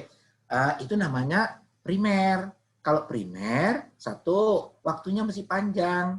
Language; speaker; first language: Indonesian; non-native, local second language; Javanese